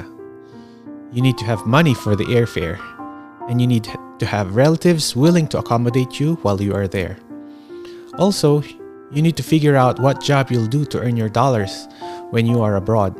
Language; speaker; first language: English; non-native, local second language; Filipino